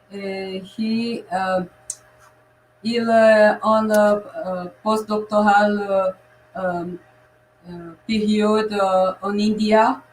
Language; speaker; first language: French; non-native, learner; Portuguese